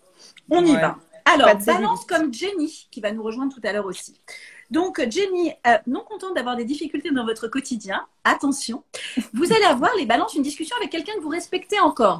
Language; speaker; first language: French; native; French